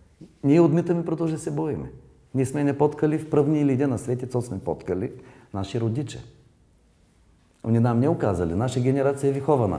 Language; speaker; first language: Czech; non-native, learner; Bulgarian